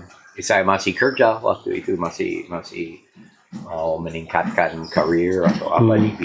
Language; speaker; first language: Indonesian; non-native, fluent; English